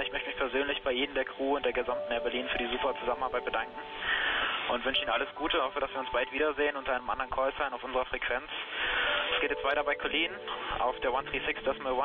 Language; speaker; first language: German; native; German